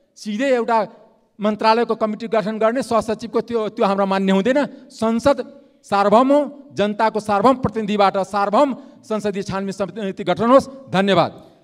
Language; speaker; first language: Nepali; non-native, local second language; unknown